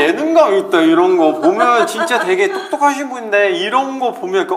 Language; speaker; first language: Korean; non-native, fluent; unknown